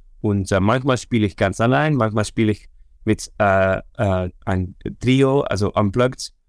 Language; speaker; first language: German; non-native, learner; Dutch